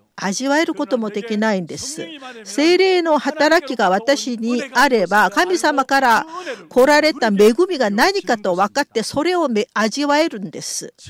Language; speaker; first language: Japanese; non-native, fluent; Korean